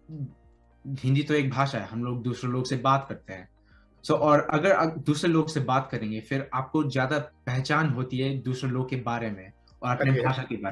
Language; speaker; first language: Hindi; early bilingual, heritage; Hindi